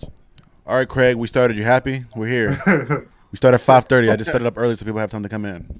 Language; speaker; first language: English; native; English